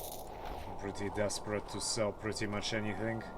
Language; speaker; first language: English; native; English